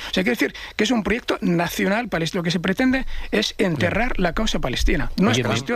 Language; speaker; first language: Spanish; non-native, fluent; Arabic